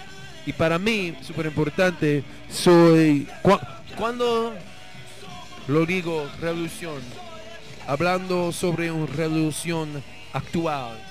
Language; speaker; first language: Spanish; non-native, learner; English